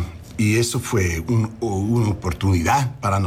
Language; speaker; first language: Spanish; early bilingual, heritage; English